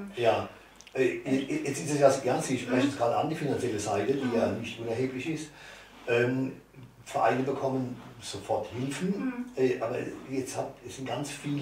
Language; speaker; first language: German; native; German